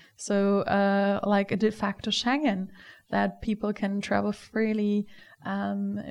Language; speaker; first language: English; non-native, fluent; German